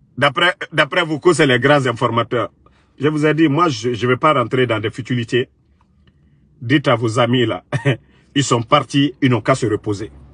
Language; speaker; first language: French; non-native, local second language; Mandingo